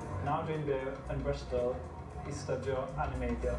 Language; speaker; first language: Welsh; non-native, local second language; English